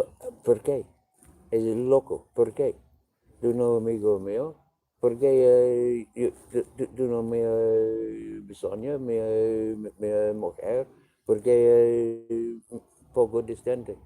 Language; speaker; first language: Spanish; non-native, learner; English